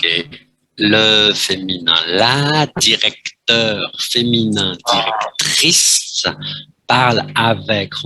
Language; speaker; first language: French; non-native, fluent; Vietnamese